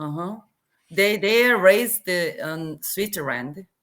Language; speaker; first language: English; non-native, learner; Korean